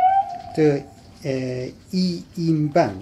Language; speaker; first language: Chinese; non-native, fluent; Japanese